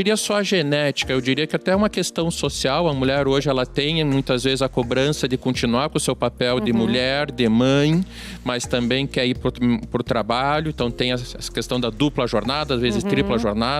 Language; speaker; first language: Portuguese; native; Portuguese